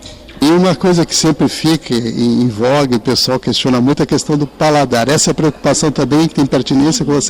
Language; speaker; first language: Portuguese; native; Portuguese